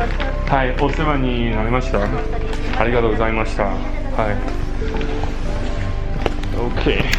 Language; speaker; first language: Japanese; non-native, learner; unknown